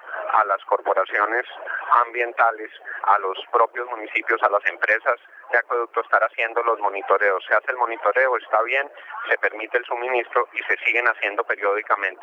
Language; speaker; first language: Spanish; native; Spanish